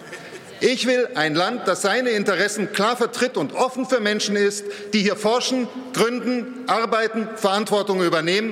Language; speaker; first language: German; native; German